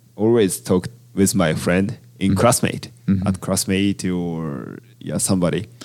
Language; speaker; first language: English; non-native, learner; Japanese